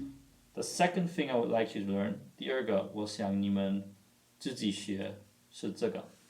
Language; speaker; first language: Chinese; non-native, fluent; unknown